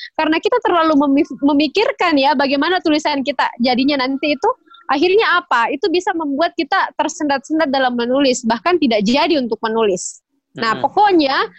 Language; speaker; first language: Indonesian; native; Indonesian